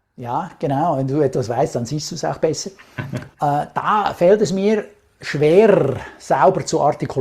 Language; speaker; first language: German; native; German